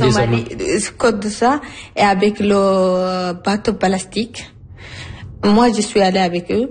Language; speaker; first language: French; non-native, learner; Arabic